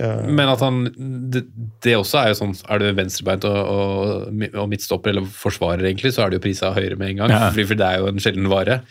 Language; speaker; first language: Norwegian; native; Norwegian